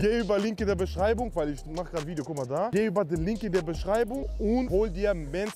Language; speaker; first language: German; native; German